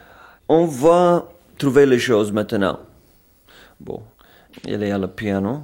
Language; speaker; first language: French; non-native, fluent; English